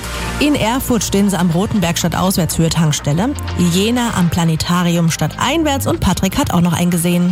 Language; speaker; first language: German; native; German